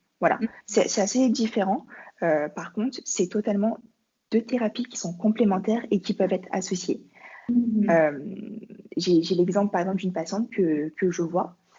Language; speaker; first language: French; native; French